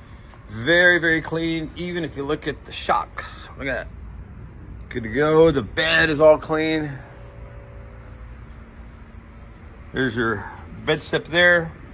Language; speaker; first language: English; native; English